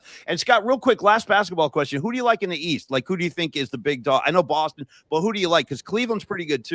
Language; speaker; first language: English; native; English